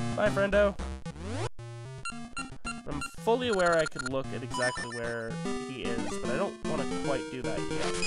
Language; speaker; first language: English; native; English